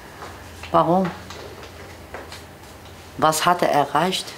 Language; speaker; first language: German; non-native, learner; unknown